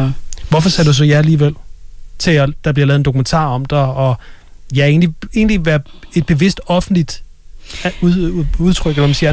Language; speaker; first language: Danish; native; Danish